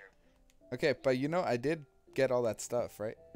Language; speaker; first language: English; native; English